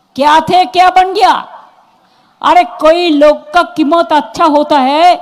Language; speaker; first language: Hindi; non-native, local second language; Bangla